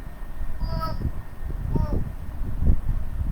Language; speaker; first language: English; non-native, learner; Bangla